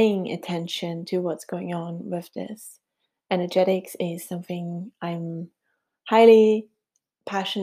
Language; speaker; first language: English; non-native, fluent; Swiss German